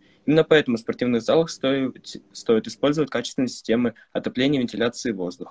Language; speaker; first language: Russian; native; Russian